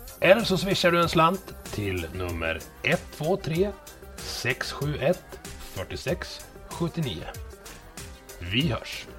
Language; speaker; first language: Swedish; native; Swedish